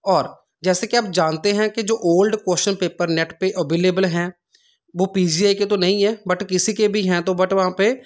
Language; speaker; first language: Hindi; non-native, local second language; Punjabi